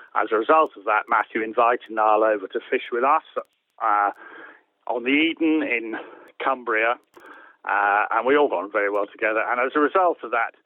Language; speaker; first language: English; native; English